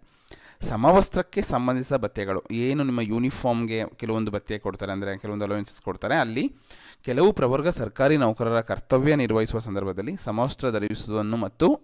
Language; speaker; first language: Kannada; native; Kannada